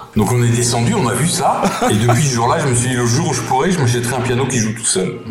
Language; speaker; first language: French; native; French